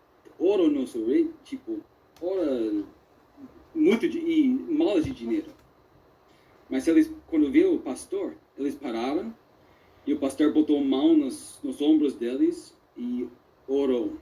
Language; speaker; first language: Portuguese; non-native, fluent; English